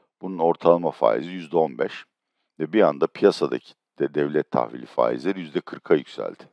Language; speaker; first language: Turkish; native; Turkish